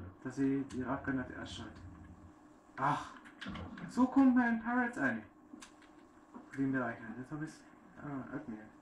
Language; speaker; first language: German; native; German